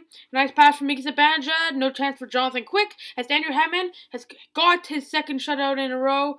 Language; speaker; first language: English; native; English